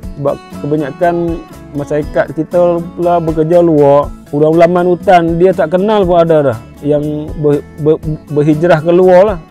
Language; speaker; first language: Malay; non-native, local second language; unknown